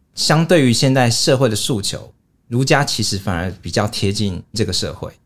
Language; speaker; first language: Chinese; native; Chinese